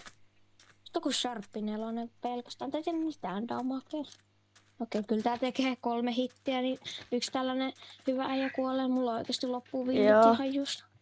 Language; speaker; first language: Finnish; native; Finnish